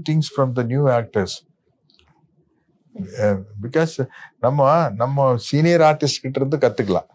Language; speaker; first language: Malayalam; non-native, learner; Tamil